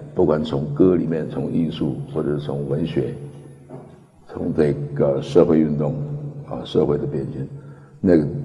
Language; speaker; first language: Chinese; early bilingual, other home language; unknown